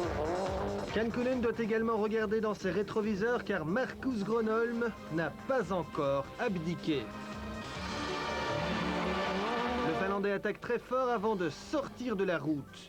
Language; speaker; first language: French; native; French